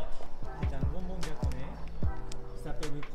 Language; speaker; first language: French; non-native, learner; Japanese